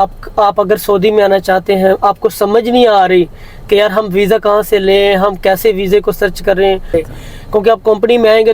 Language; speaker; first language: Hindi; native; Hindi